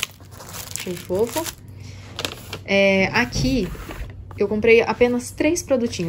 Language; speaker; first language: Portuguese; native; Portuguese